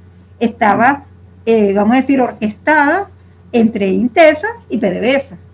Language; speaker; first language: Spanish; native; Spanish